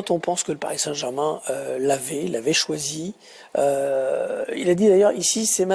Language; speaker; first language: French; native; French